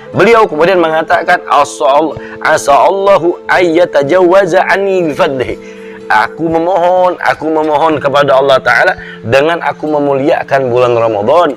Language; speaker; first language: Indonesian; native; Indonesian